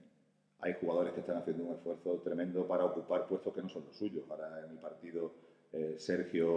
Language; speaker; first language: Spanish; native; Spanish